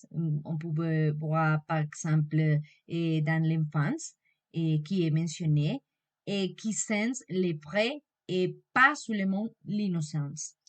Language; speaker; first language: French; non-native, learner; Spanish